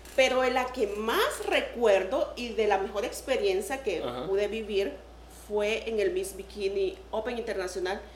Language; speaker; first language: Spanish; native; Spanish